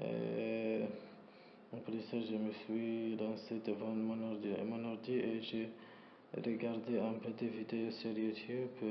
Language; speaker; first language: French; non-native, learner; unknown